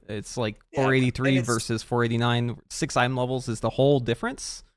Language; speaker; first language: English; native; English